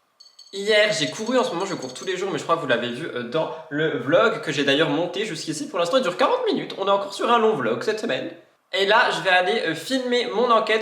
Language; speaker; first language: French; native; French